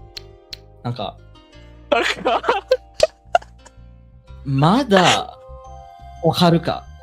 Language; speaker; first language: Japanese; non-native, learner; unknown